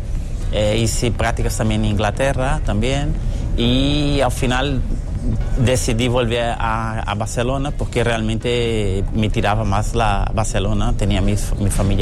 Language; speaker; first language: Spanish; early bilingual, heritage; Portuguese